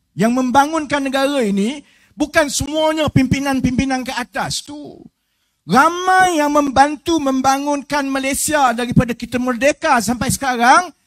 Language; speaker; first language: Malay; native; Malay